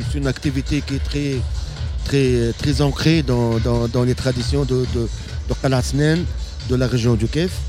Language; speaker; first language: French; non-native, local second language; Arabic